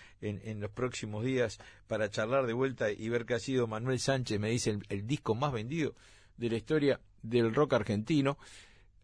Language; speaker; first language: Spanish; native; Spanish